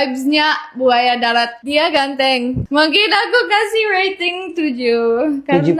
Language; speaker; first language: Indonesian; non-native, fluent; Korean